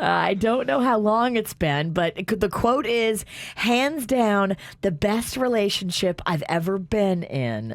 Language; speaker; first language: English; native; English